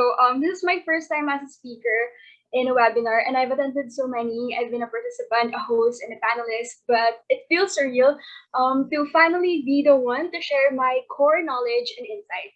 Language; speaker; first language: English; non-native, local second language; Filipino